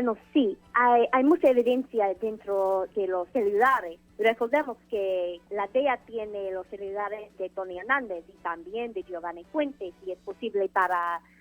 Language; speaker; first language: Spanish; non-native, fluent; English